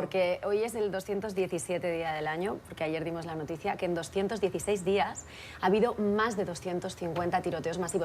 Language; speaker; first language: Spanish; native; Spanish